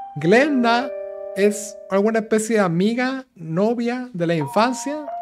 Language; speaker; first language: Spanish; native; Spanish